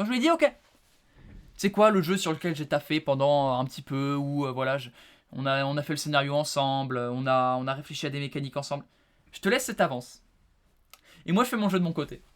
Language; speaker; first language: French; native; French